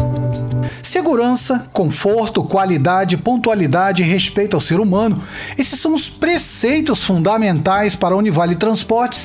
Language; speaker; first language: Portuguese; native; Portuguese